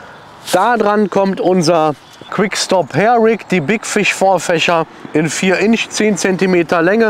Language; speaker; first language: German; native; German